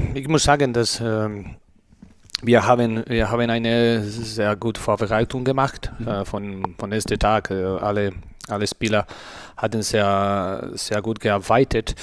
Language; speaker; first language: German; non-native, learner; Spanish